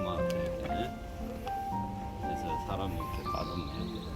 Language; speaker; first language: Korean; native; Korean